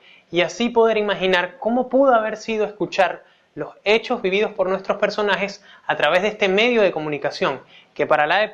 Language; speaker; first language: Spanish; native; Spanish